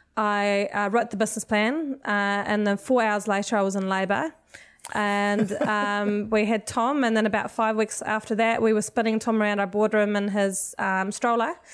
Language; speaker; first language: English; non-native, fluent; Swedish